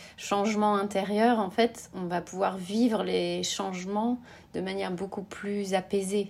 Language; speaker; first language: French; native; French